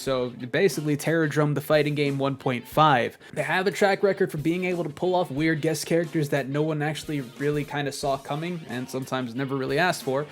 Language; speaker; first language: English; native; English